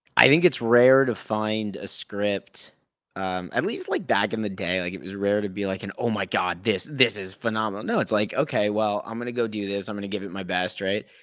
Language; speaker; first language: English; native; English